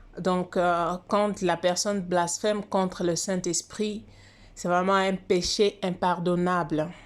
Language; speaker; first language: French; non-native, local second language; Lingala